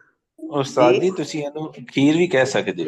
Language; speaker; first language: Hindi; non-native, local second language; Punjabi